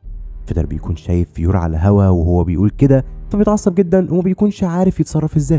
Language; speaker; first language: Arabic; native; Arabic